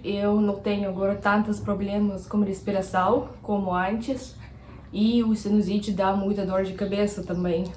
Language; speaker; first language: Portuguese; non-native, fluent; Russian